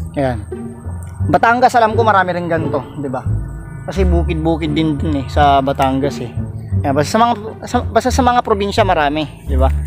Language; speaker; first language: Filipino; non-native, local second language; Iloko